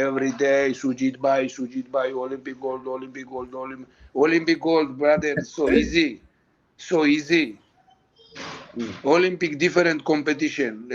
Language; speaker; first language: English; non-native, learner; Georgian